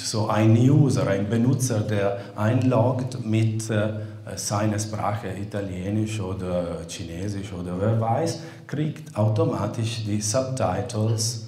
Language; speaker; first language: German; non-native, fluent; Italian